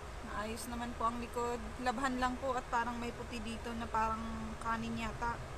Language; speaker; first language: Filipino; native; Filipino